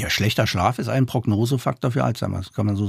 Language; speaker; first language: German; non-native, fluent; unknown